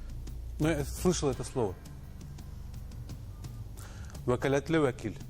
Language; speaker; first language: Russian; non-native, local second language; Tatar